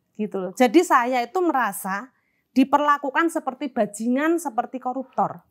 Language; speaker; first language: Indonesian; non-native, local second language; Javanese